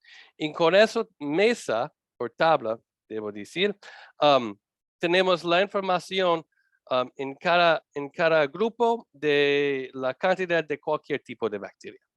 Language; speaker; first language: Spanish; non-native, learner; English